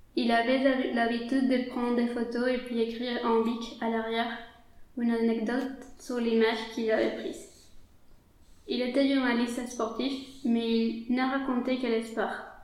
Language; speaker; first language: French; non-native, fluent; Spanish